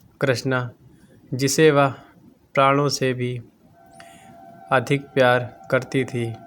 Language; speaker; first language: Hindi; native; Hindi